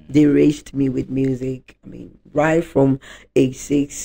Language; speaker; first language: English; non-native, local second language; Akan